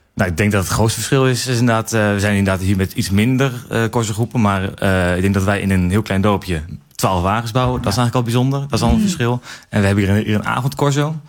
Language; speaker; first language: Dutch; native; Dutch